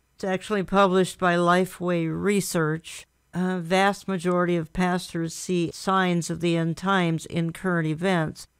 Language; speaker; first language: English; native; English